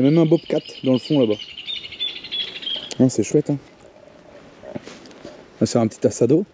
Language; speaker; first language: French; native; French